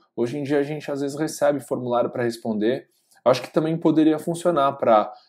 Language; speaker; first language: Portuguese; native; Portuguese